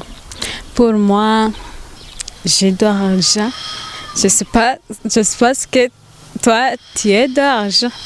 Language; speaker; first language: French; non-native, learner; Rundi